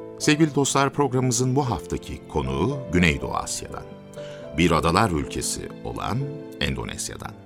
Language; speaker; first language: Turkish; native; Turkish